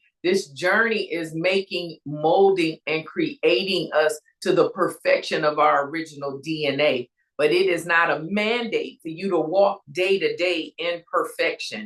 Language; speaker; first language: English; native; English